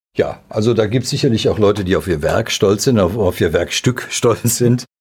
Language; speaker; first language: German; early bilingual, other home language; Serbian